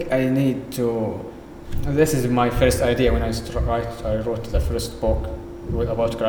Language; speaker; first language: English; non-native, fluent; Arabic